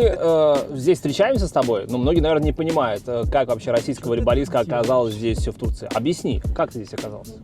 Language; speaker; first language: Russian; native; Russian